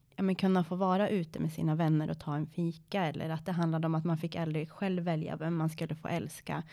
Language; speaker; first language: Swedish; early bilingual, other home language; Persian